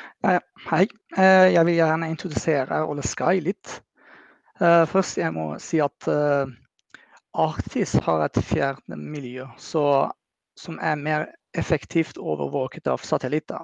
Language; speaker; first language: Norwegian; non-native, fluent; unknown